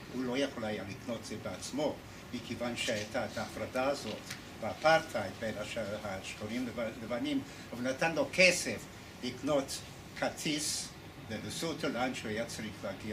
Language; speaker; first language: Hebrew; non-native, fluent; English